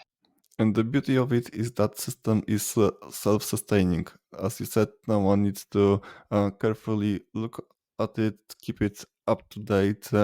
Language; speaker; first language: English; non-native, fluent; Polish